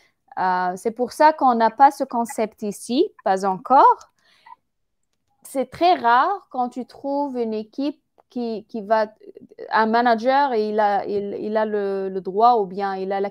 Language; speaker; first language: French; non-native, fluent; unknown